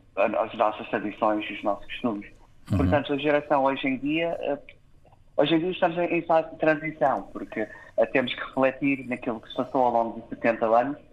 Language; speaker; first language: Portuguese; early bilingual, heritage; English